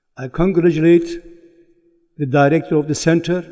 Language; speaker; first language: English; non-native, fluent; Turkish